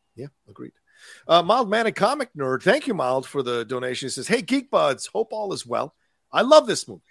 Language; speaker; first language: English; native; English